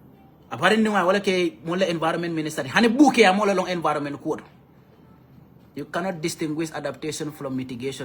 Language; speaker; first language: English; non-native, local second language; Wolof